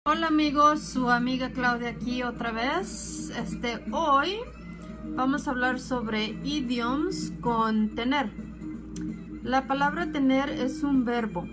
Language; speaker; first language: Spanish; non-native, fluent; English